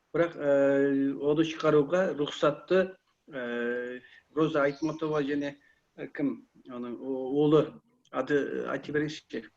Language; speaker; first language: Kyrgyz; non-native, learner; Kazakh